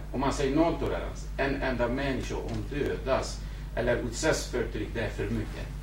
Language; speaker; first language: Swedish; non-native, fluent; Kurdish